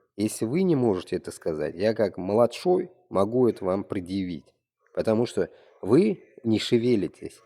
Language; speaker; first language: Russian; non-native, local second language; Tatar